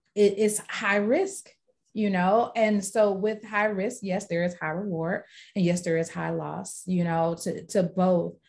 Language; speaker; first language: English; native; English